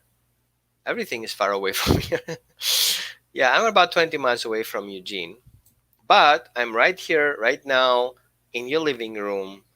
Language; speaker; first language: English; non-native, fluent; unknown